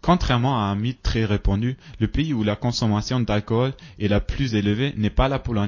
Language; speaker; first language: French; native; French